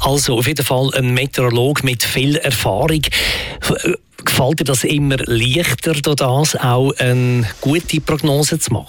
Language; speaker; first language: German; native; German